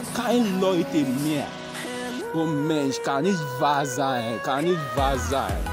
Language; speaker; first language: German; non-native, learner; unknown